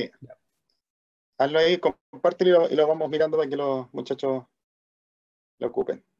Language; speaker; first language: Spanish; native; Spanish